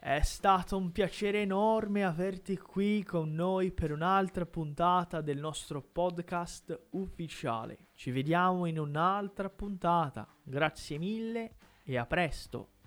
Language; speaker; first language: Italian; non-native, fluent; Portuguese